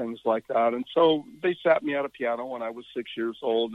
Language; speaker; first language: English; native; English